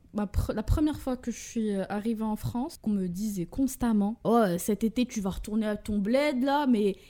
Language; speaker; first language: French; early bilingual, other home language; Arabic